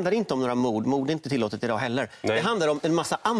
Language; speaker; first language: Swedish; native; Swedish